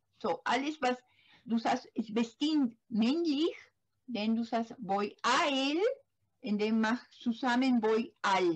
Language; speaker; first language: German; non-native, learner; Spanish